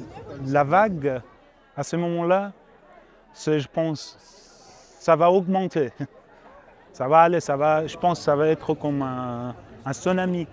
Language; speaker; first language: French; non-native, fluent; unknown